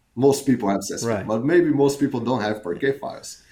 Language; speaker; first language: English; non-native, fluent; Portuguese